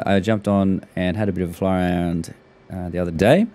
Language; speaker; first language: English; native; English